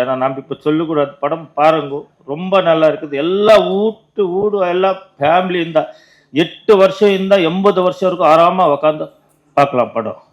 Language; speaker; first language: Tamil; non-native, learner; Kannada